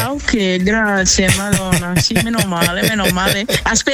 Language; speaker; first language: Italian; non-native, learner; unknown